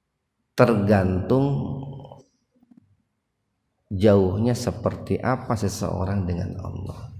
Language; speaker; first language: Indonesian; native; Indonesian